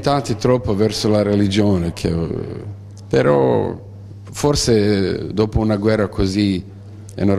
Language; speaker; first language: Italian; non-native, fluent; Croatian